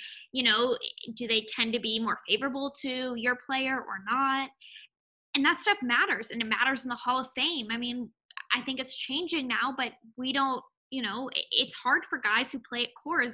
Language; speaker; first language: English; native; English